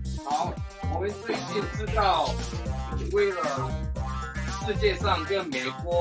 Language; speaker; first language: Chinese; early bilingual, heritage; Chinese